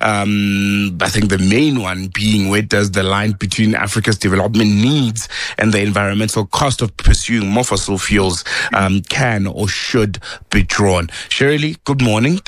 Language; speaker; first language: English; non-native, local second language; Northern Sotho